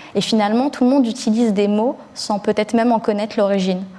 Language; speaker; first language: French; early bilingual, other home language; Arabic